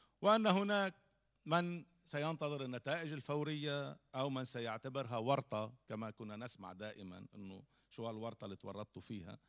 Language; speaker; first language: Arabic; native; Arabic